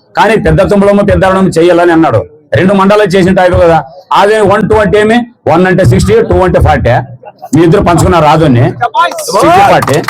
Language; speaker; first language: Telugu; native; Telugu